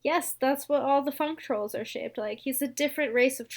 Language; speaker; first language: English; native; English